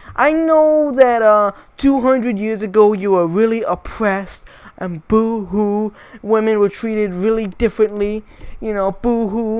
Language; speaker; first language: English; native; English